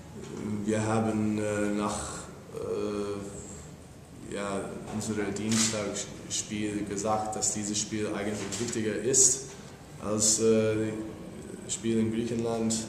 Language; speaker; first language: German; non-native, fluent; English